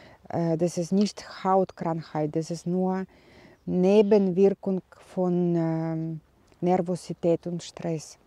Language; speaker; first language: German; non-native, learner; Russian